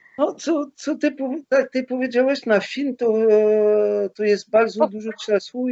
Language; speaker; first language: Polish; non-native, learner; French